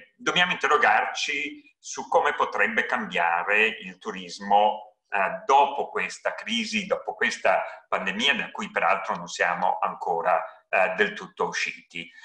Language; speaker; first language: Italian; native; Italian